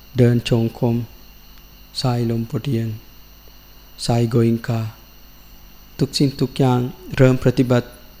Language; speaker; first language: Thai; non-native, learner; Sinhala